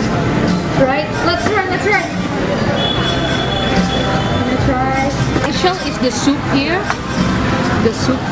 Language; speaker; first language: English; non-native, fluent; Indonesian